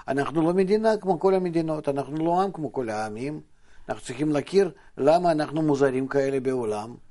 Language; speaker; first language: Hebrew; non-native, fluent; Russian